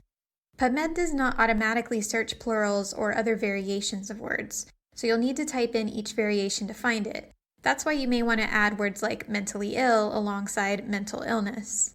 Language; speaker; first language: English; native; English